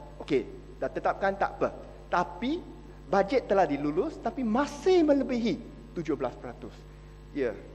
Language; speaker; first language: Malay; non-native, local second language; Chinese